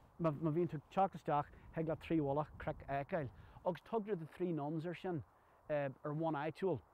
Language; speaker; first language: Irish; non-native, local second language; English